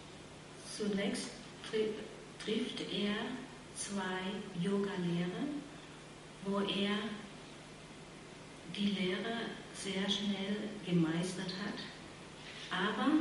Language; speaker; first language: German; non-native, fluent; Vietnamese